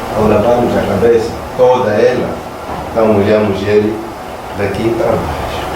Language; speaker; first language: Portuguese; non-native, local second language; Makhuwa